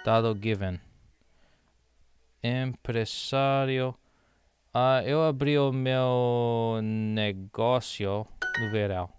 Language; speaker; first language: Portuguese; non-native, learner; English